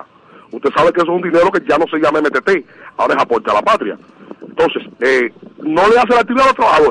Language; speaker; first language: Spanish; native; Spanish